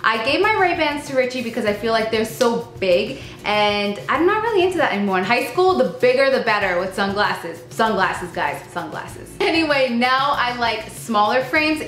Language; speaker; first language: English; native; English